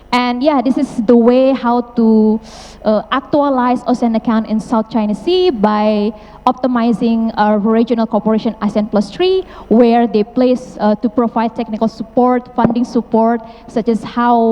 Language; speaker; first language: English; non-native, fluent; Indonesian